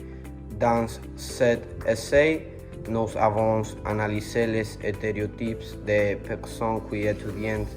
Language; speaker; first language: French; non-native, learner; Spanish